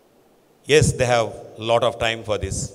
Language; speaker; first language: English; non-native, local second language; Konkani